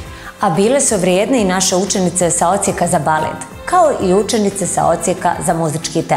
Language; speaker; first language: Croatian; native; Croatian